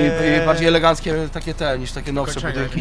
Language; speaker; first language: Polish; native; Polish